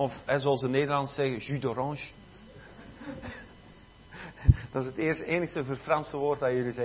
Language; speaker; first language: Dutch; native; Dutch